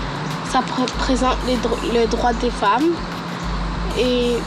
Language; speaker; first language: French; early bilingual, other home language; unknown